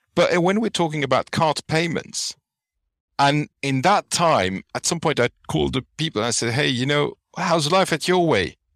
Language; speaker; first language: English; non-native, fluent; French